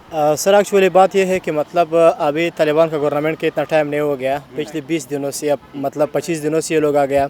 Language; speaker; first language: Hindi; non-native, learner; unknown